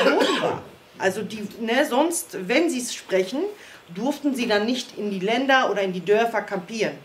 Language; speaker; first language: German; early bilingual, other home language; Croatian